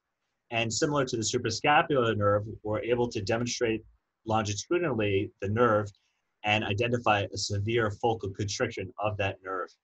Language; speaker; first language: English; native; English